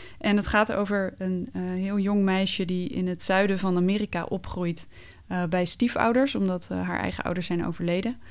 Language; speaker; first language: Dutch; native; Dutch